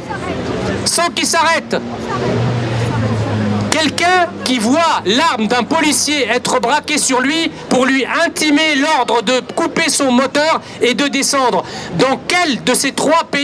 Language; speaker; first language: French; early bilingual, other home language; Arabic